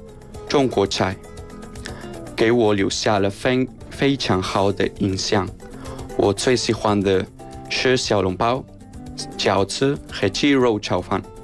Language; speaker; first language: Chinese; non-native, fluent; Spanish